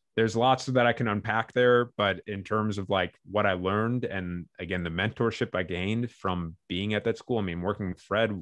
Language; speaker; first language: English; native; English